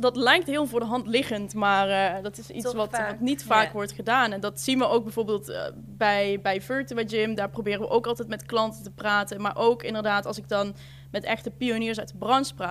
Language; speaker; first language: Dutch; native; Dutch